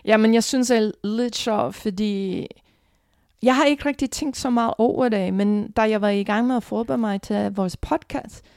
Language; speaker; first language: Danish; non-native, fluent; English